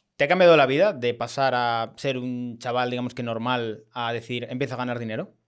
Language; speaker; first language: Spanish; native; Spanish